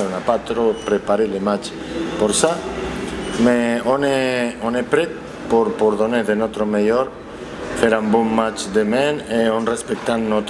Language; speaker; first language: French; non-native, fluent; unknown